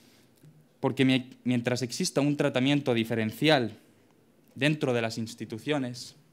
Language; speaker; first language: Spanish; native; Spanish